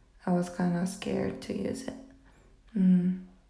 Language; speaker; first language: English; non-native, fluent; Japanese